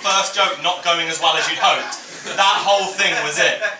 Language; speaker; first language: English; native; English